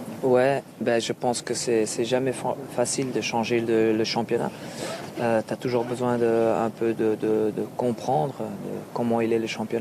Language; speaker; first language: French; non-native, local second language; Dutch